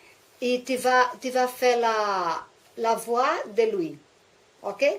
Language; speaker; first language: French; non-native, learner; Portuguese